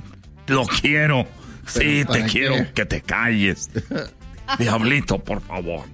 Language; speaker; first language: Spanish; native; Spanish